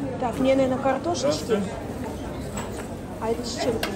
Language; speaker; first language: Russian; native; Russian